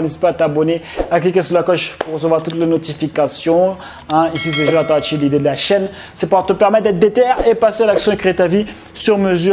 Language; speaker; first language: French; native; French